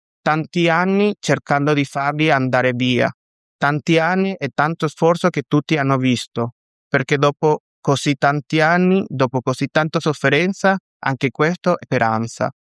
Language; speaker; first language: Italian; non-native, fluent; Spanish